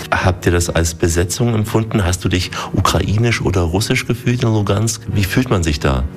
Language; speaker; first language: German; native; German